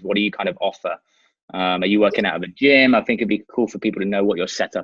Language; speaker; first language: English; native; English